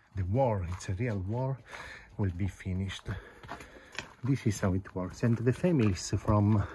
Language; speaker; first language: English; non-native, fluent; Italian